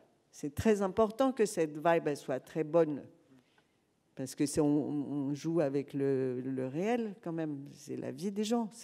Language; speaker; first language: French; native; French